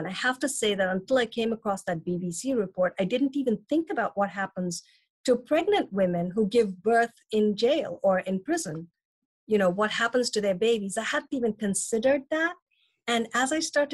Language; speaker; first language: English; non-native, local second language; Tamil